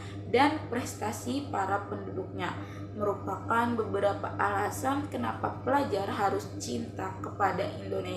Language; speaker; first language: Indonesian; native; Indonesian